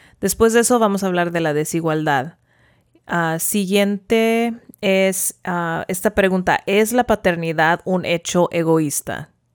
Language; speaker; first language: Spanish; early bilingual, heritage; Spanish